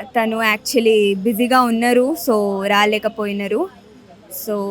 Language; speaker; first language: Telugu; non-native, local second language; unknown